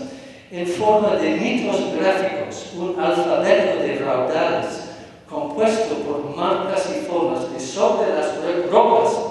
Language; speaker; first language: Spanish; non-native, fluent; English